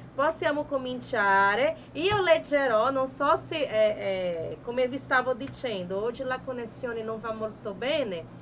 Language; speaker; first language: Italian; non-native, fluent; Portuguese